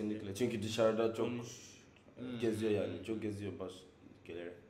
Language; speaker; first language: Turkish; non-native, learner; English